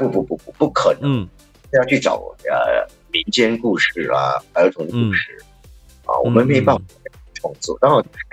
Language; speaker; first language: Chinese; native; Chinese